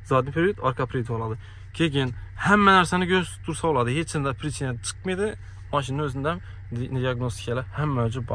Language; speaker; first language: Uzbek; native; Uzbek